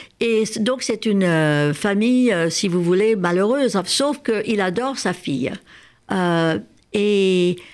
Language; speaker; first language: French; non-native, fluent; Hungarian